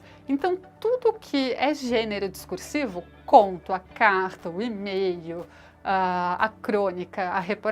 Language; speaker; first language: Portuguese; native; Portuguese